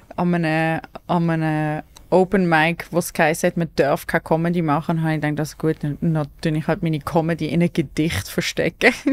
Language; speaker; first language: German; native; German